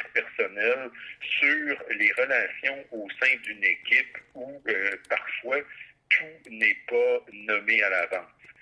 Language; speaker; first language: French; native; French